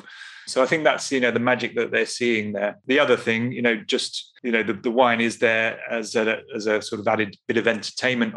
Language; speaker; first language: English; native; English